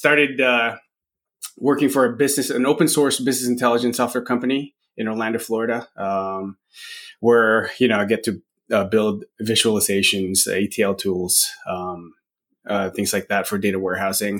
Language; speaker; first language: English; non-native, local second language; Filipino